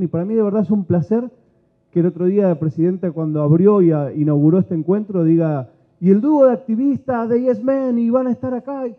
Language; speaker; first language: Spanish; native; Spanish